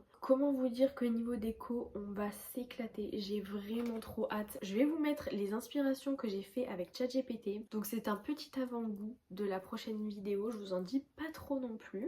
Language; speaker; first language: French; native; French